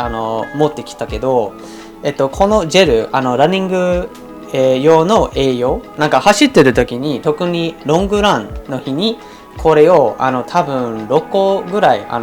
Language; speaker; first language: Japanese; non-native, fluent; English